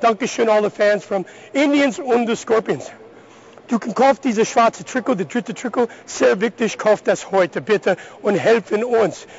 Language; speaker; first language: German; non-native, learner; English